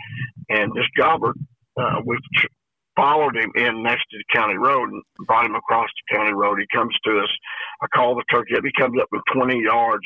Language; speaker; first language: English; native; English